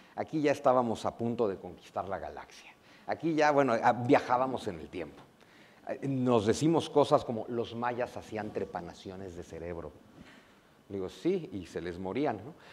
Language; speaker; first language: Spanish; native; Spanish